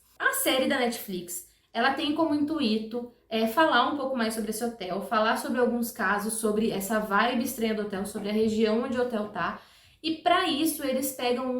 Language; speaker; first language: Portuguese; native; Portuguese